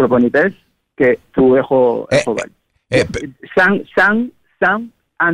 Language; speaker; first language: Greek; non-native, learner; Spanish